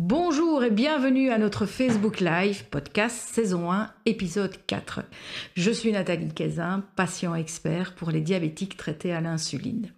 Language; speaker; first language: French; native; French